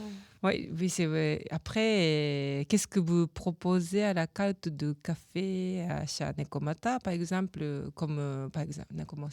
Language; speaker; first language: French; non-native, learner; Japanese